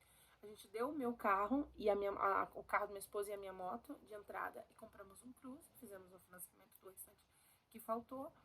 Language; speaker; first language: Portuguese; native; Portuguese